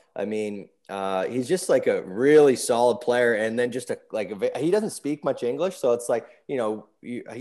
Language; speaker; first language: English; native; English